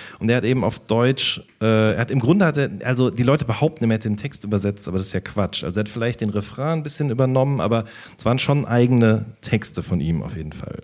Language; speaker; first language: German; native; German